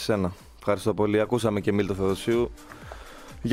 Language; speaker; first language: Greek; native; Greek